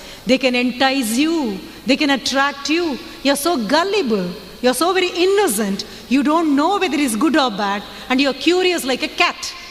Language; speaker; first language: English; non-native, local second language; Tamil